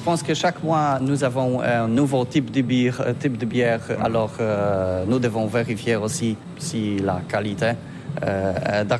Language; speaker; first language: French; non-native, learner; Polish